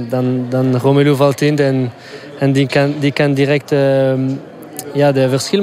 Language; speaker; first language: Dutch; non-native, local second language; French